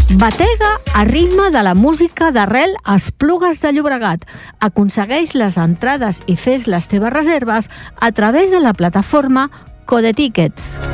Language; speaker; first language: Catalan; native; Catalan